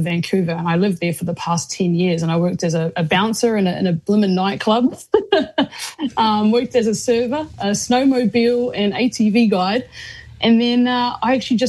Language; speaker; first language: English; native; English